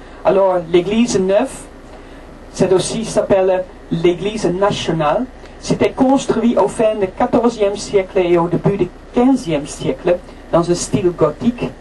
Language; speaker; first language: French; non-native, fluent; Dutch